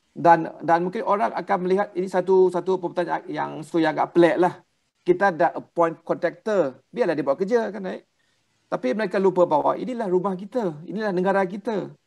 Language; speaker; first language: Malay; non-native, local second language; Thai